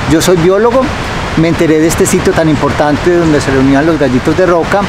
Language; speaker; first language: Spanish; native; Spanish